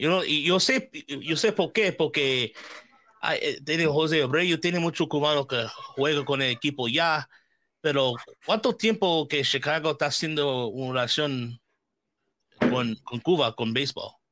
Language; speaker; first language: Spanish; non-native, learner; English